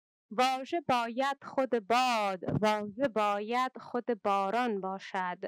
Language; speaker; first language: Persian; native; Persian